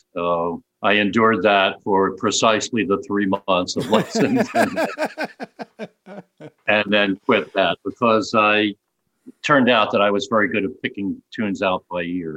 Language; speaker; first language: English; native; English